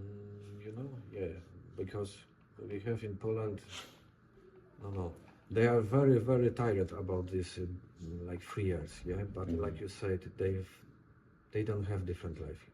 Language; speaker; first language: English; non-native, learner; Polish